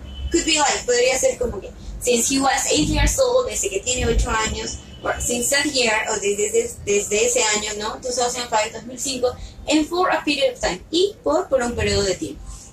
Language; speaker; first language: Spanish; native; Spanish